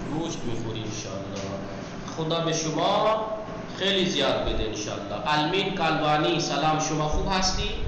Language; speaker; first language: Persian; non-native, fluent; Urdu